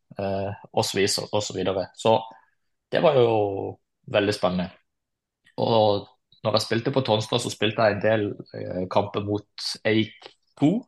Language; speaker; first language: Norwegian; native; Norwegian